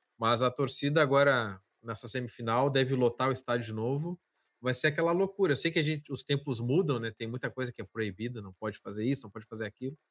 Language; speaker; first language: Portuguese; native; Portuguese